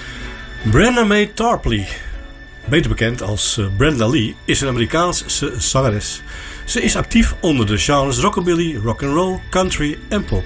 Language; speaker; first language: Dutch; native; Dutch